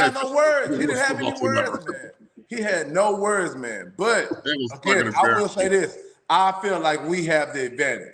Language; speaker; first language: English; native; English